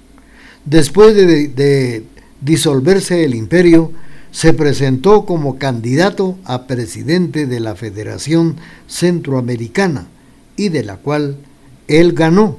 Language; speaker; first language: Spanish; native; Spanish